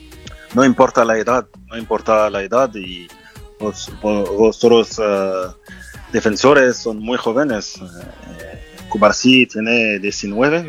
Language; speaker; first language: Spanish; non-native, fluent; French